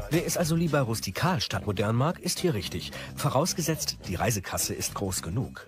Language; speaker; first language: German; native; German